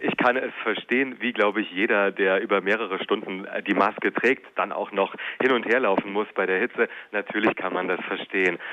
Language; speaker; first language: German; native; German